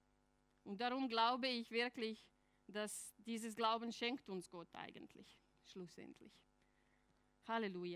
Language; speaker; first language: German; non-native, fluent; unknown